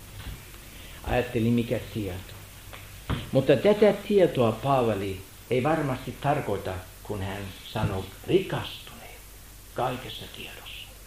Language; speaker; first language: Finnish; non-native, fluent; German